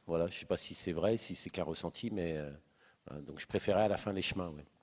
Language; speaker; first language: French; native; French